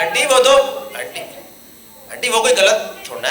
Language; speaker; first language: Hindi; native; Hindi